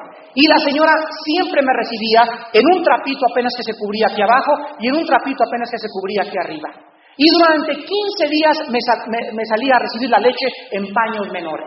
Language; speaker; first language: Spanish; native; Spanish